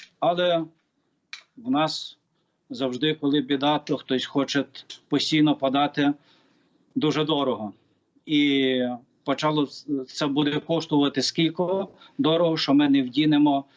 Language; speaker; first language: Ukrainian; native; Ukrainian